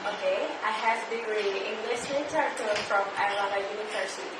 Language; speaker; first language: English; non-native, learner; Indonesian